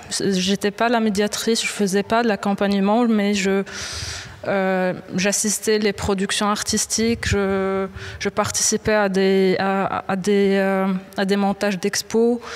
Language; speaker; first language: French; non-native, local second language; Arabic